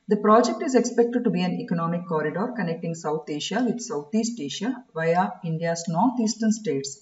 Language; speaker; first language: English; non-native, local second language; Kannada